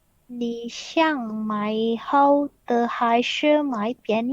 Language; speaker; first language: Chinese; non-native, learner; Indonesian